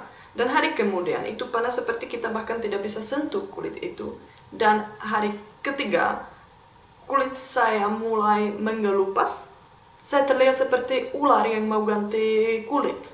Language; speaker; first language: Indonesian; non-native, fluent; Czech